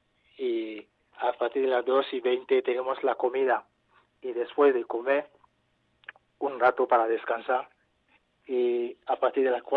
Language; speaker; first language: Spanish; non-native, fluent; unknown